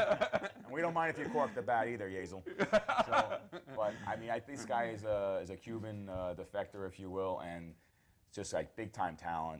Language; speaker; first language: English; native; English